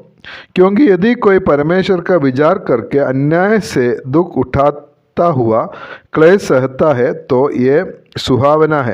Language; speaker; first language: Hindi; non-native, local second language; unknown